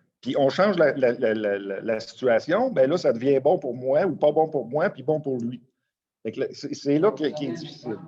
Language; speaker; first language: French; native; French